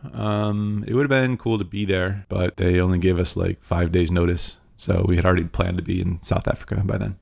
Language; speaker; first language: English; native; English